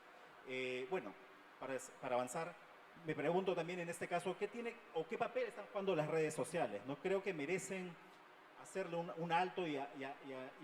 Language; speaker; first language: Spanish; native; Spanish